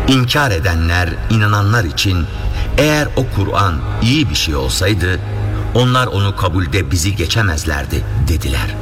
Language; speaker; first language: Turkish; native; Turkish